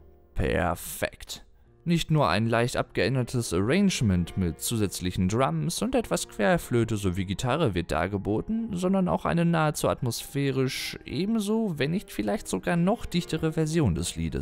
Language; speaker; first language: German; native; German